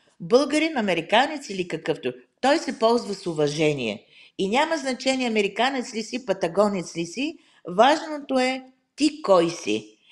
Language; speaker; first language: Bulgarian; native; Bulgarian